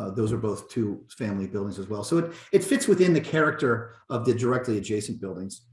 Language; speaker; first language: English; native; English